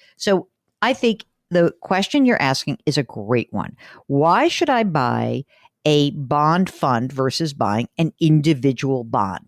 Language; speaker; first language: English; native; English